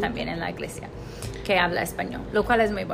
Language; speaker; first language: Spanish; non-native, fluent; English